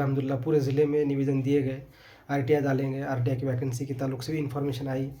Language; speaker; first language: Hindi; non-native, local second language; Urdu